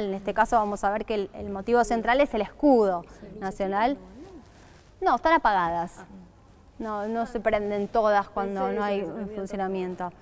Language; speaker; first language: Spanish; native; Spanish